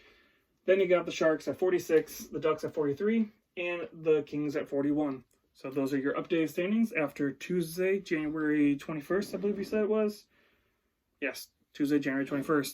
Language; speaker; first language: English; native; English